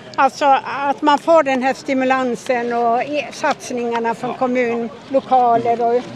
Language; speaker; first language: Swedish; native; Swedish